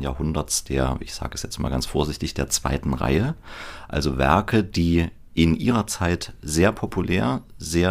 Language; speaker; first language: German; native; German